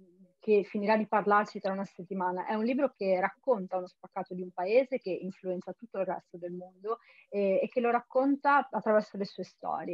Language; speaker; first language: Italian; native; Italian